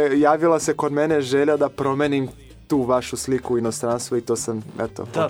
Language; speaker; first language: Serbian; non-native, fluent; Portuguese